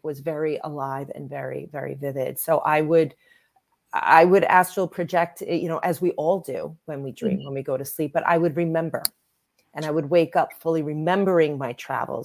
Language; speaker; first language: English; native; English